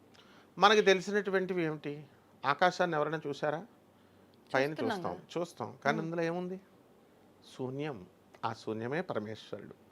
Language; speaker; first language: Telugu; native; Telugu